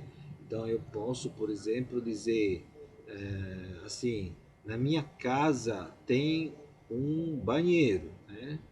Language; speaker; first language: Portuguese; non-native, fluent; Italian